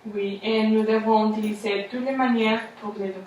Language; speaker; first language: French; non-native, learner; Spanish